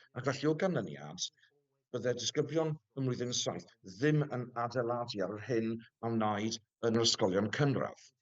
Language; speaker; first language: Welsh; native; Welsh